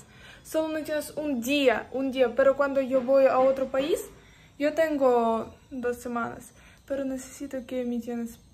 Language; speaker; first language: Spanish; non-native, learner; Russian